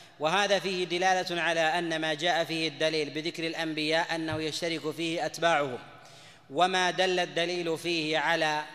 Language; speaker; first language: Arabic; native; Arabic